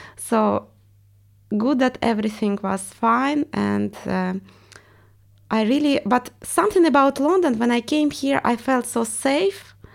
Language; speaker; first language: English; non-native, fluent; Estonian